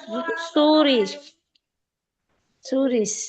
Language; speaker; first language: German; non-native, learner; Bangla